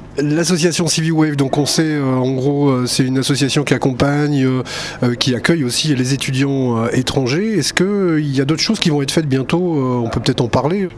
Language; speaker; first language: French; native; French